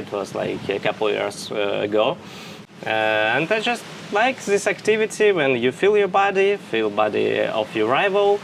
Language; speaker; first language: English; non-native, fluent; Russian